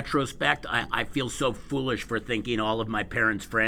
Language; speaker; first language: English; native; English